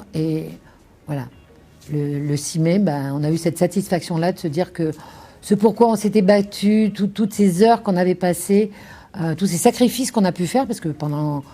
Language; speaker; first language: French; native; French